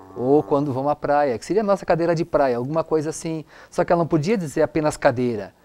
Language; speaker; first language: Portuguese; non-native, local second language; German